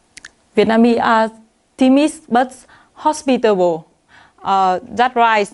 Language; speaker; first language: English; non-native, learner; Vietnamese